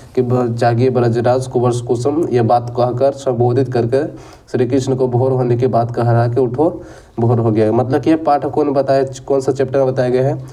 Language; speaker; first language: Hindi; native; Hindi